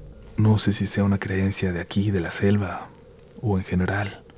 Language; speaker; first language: Spanish; native; Spanish